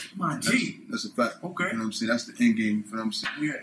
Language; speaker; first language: English; native; English